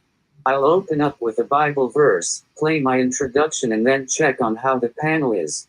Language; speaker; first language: English; native; English